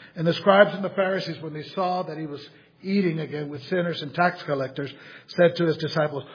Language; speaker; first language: English; native; English